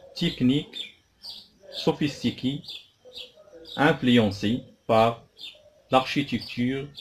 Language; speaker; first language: French; non-native, local second language; Arabic